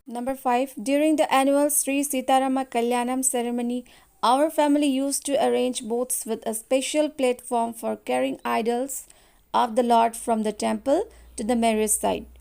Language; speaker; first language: English; non-native, local second language; Assamese